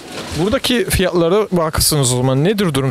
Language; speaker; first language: Turkish; native; Turkish